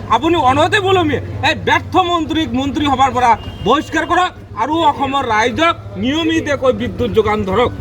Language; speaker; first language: Assamese; non-native, local second language; Bangla